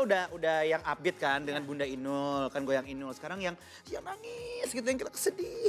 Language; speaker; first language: Indonesian; native; Indonesian